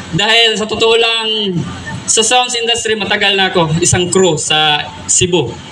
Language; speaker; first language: Filipino; non-native, local second language; Cebuano